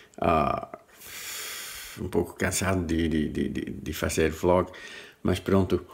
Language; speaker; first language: Portuguese; non-native, learner; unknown